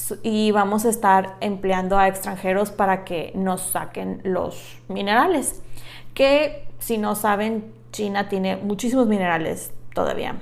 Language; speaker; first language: Spanish; native; Spanish